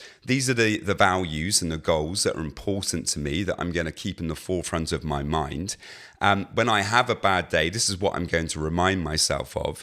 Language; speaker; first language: English; native; English